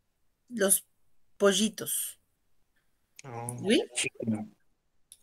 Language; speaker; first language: Spanish; native; Spanish